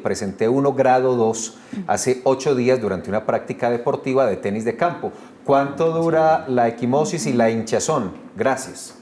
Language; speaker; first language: Spanish; native; Spanish